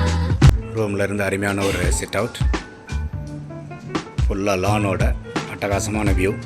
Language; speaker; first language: Tamil; native; Tamil